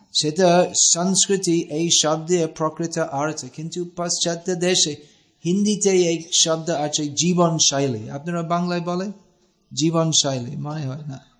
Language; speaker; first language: Bangla; non-native, fluent; English